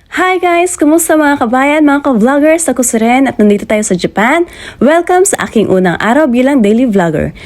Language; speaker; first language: Filipino; native; Filipino